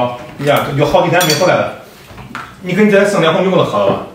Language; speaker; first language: Chinese; native; Chinese